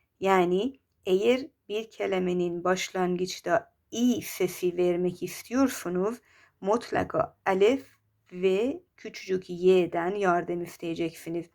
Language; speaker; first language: Turkish; non-native, fluent; Persian